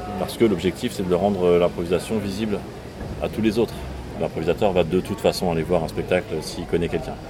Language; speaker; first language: French; native; French